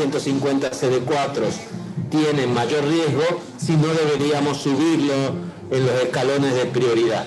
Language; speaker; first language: Spanish; native; Spanish